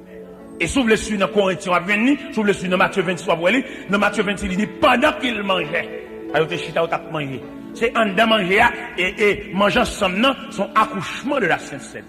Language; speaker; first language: French; non-native, local second language; Haitian Creole